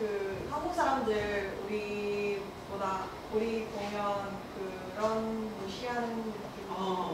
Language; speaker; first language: Korean; non-native, learner; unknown